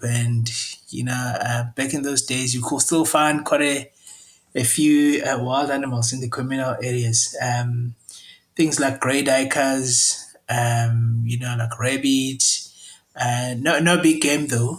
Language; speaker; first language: English; non-native, local second language; Zulu